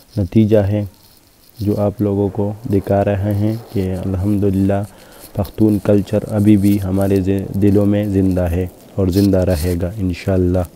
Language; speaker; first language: Urdu; non-native, local second language; Pashto